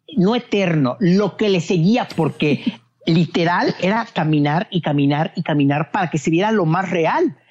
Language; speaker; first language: Spanish; native; Spanish